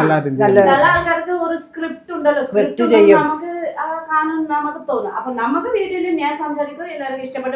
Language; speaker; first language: Malayalam; non-native, learner; Nepali